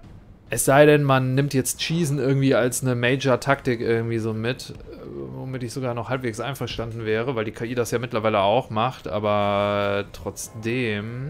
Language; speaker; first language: German; native; German